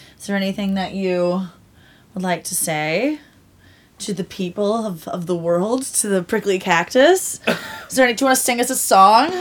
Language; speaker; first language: English; native; English